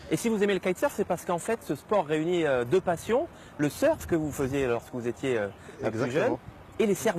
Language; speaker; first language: French; native; French